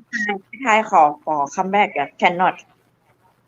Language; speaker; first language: English; non-native, learner; Thai